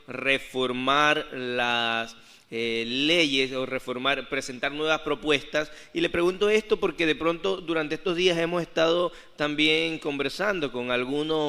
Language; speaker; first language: Spanish; native; Spanish